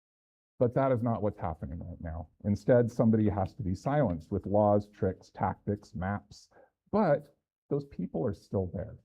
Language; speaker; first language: English; native; English